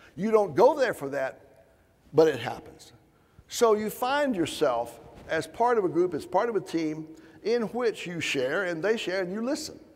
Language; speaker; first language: English; native; English